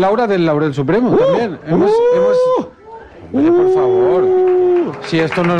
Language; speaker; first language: Spanish; native; Spanish